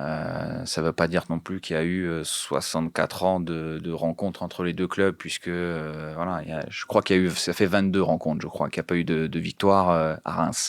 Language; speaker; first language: French; native; French